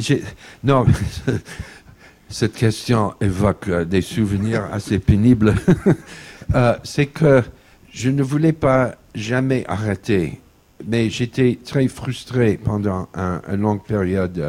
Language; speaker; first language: French; non-native, fluent; English